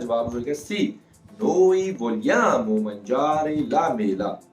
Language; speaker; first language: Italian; non-native, fluent; Punjabi